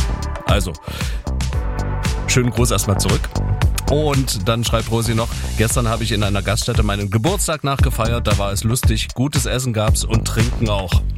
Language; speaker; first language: German; native; German